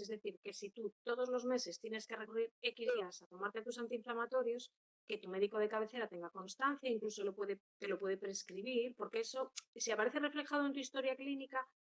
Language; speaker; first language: Spanish; non-native, local second language; Galician